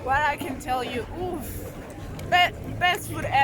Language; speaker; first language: English; non-native, fluent; Spanish